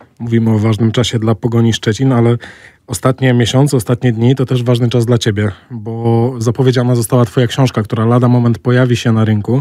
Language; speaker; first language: Polish; native; Polish